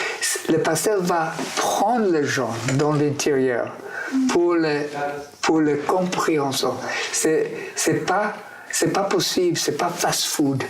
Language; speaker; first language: French; non-native, fluent; English